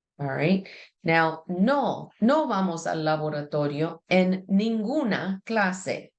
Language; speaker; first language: Spanish; non-native, fluent; English